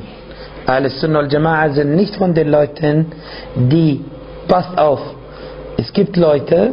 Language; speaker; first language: German; non-native, fluent; Arabic